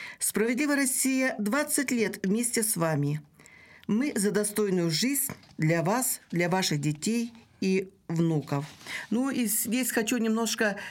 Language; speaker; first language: Russian; non-native, local second language; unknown